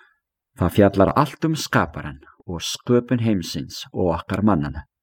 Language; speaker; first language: Icelandic; native; Icelandic